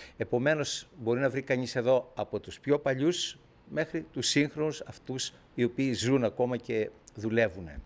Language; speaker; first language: Greek; native; Greek